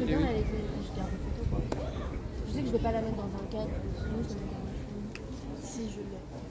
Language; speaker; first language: French; non-native, learner; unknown